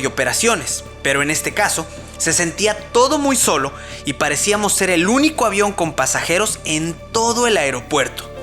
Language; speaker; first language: Spanish; native; Spanish